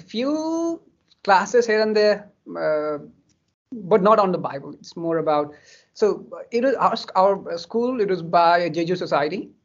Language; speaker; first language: English; non-native, local second language; Nepali